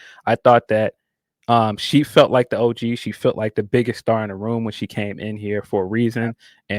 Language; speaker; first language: English; native; English